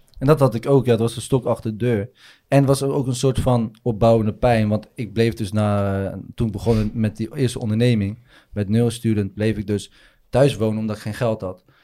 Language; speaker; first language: Dutch; native; Dutch